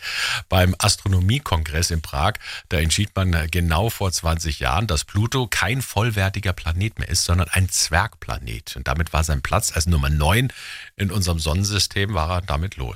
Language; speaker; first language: German; native; German